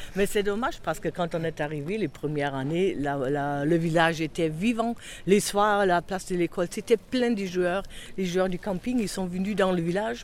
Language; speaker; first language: French; non-native, fluent; German